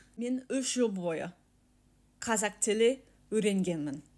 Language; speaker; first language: Kazakh; non-native, learner; English